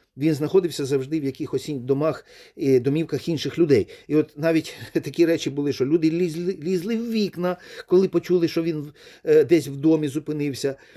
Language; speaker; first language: Ukrainian; non-native, local second language; Russian